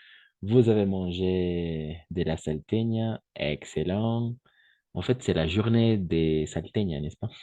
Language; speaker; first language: French; non-native, fluent; Spanish